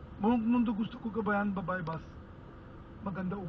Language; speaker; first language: Filipino; non-native, learner; Pashto